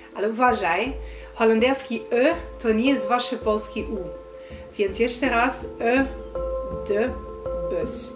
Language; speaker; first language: Polish; non-native, learner; Dutch